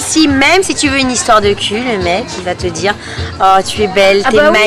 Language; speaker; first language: French; native; French